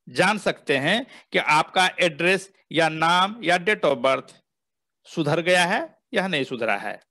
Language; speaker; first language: Hindi; native; Hindi